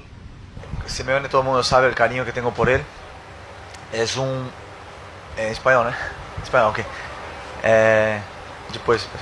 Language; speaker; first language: Spanish; non-native, fluent; Portuguese